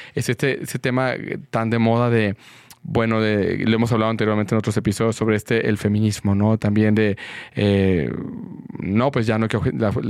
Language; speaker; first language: Spanish; native; Spanish